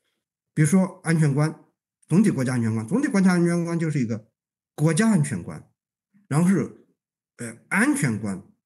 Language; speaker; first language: Chinese; native; Chinese